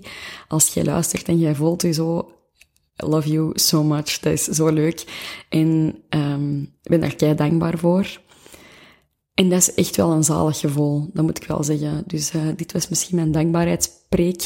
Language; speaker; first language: Dutch; native; Dutch